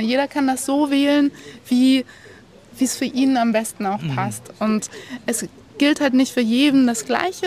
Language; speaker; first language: German; native; German